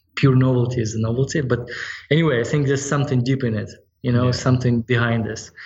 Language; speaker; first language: English; non-native, fluent; Ukrainian